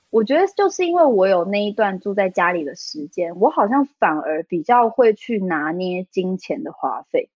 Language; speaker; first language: Chinese; native; Chinese